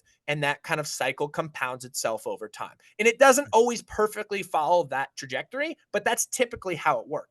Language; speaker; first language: English; native; English